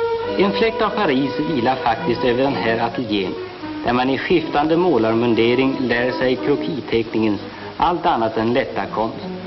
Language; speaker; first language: Swedish; native; Swedish